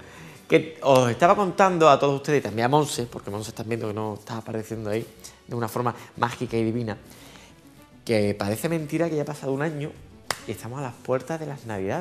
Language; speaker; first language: Spanish; native; Spanish